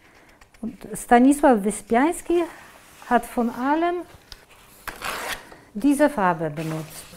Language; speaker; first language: German; non-native, fluent; Polish